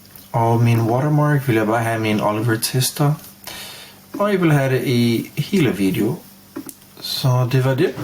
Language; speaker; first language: Danish; non-native, fluent; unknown